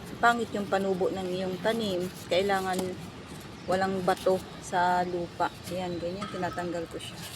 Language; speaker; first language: Filipino; non-native, local second language; Bikol